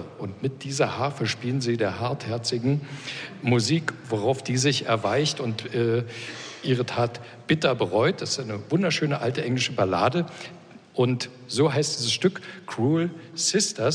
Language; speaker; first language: German; native; German